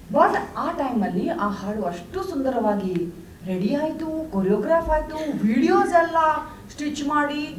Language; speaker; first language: Kannada; non-native, local second language; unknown